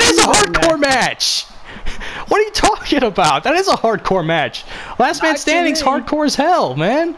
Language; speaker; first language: English; native; English